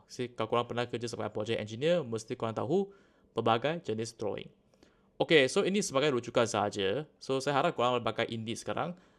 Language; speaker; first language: Malay; native; Malay